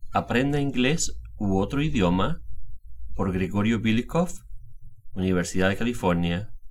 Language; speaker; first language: Spanish; native; Spanish